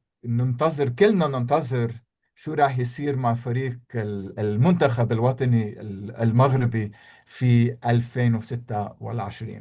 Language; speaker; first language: Arabic; non-native, fluent; English